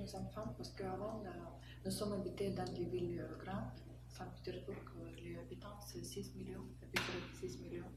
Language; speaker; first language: French; non-native, learner; Russian